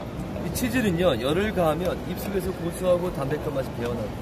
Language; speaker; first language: Korean; native; Korean